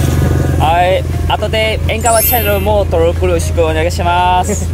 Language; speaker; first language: Japanese; non-native, learner; Malay